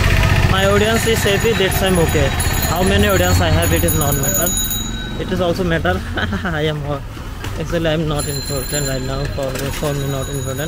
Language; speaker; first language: English; non-native, learner; Bangla